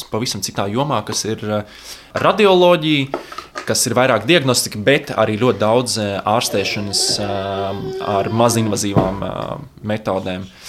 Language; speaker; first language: Latvian; non-native, local second language; Russian